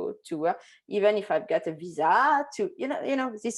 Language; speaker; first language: English; non-native, fluent; French